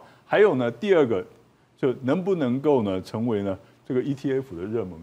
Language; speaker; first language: Chinese; native; Chinese